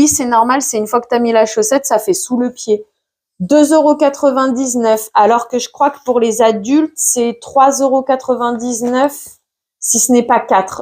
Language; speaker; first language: French; native; French